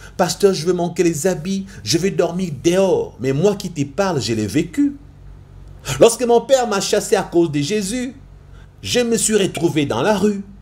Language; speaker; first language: French; non-native, local second language; Lingala